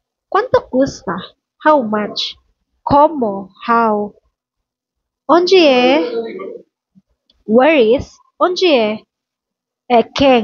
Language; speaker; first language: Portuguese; non-native, learner; Filipino